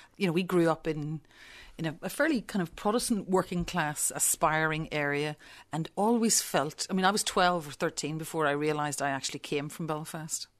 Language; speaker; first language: English; native; English